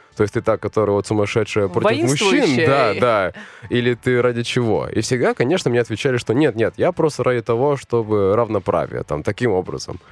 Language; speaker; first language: Russian; native; Russian